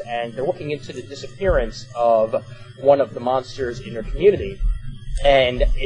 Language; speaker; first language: English; native; English